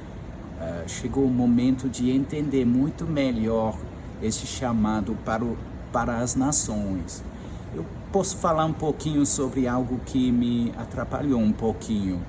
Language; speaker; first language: Portuguese; non-native, fluent; English